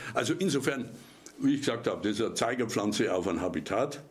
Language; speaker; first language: German; native; German